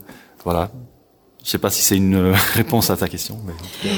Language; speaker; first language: French; non-native, local second language; Dutch